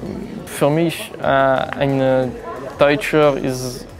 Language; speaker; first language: German; non-native, learner; French